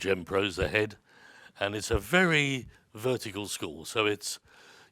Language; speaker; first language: English; native; English